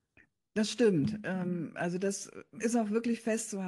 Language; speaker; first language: German; native; German